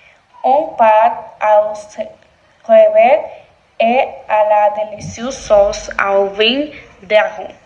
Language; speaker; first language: French; non-native, learner; Spanish